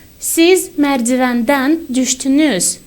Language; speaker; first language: Turkish; non-native, fluent; Russian